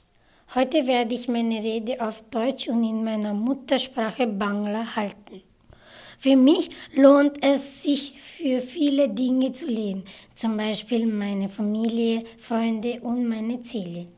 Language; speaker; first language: German; early bilingual, other home language; Bangla